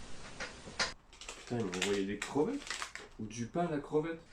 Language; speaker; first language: French; native; French